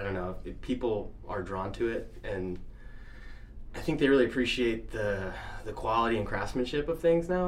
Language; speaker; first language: English; native; English